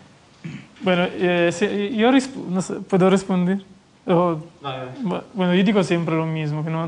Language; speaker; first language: Spanish; non-native, fluent; Italian